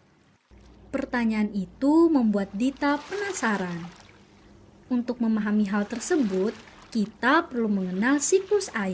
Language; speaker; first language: Indonesian; native; Indonesian